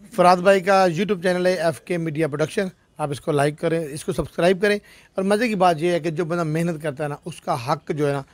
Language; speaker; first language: Urdu; non-native, local second language; Punjabi